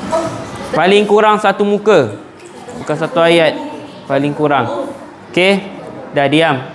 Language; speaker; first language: Malay; native; Malay